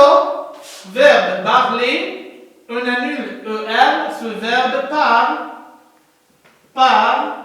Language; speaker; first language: French; non-native, learner; Arabic